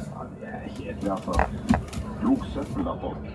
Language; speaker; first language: Norwegian; native; Norwegian